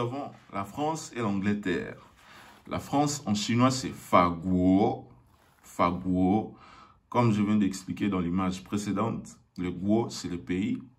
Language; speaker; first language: French; non-native, local second language; Lingala